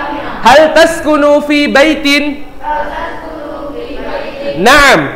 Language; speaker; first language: Arabic; non-native, fluent; Indonesian